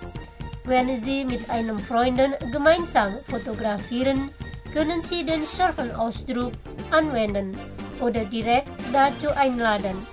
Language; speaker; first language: German; non-native, fluent; Indonesian